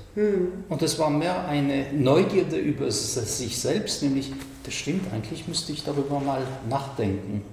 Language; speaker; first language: German; non-native, fluent; French